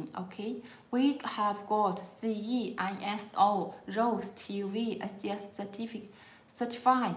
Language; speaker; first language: English; non-native, learner; Chinese